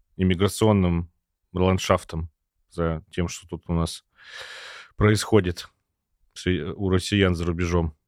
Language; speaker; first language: Russian; native; Russian